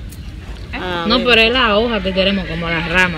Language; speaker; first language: Spanish; native; Spanish